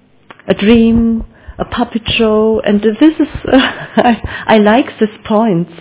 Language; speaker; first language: English; non-native, learner; German